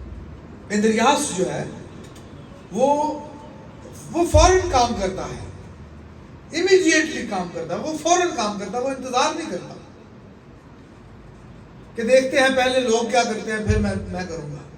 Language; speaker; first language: Urdu; native; Urdu